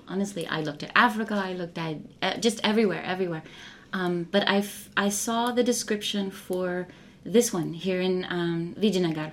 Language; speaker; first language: English; native; English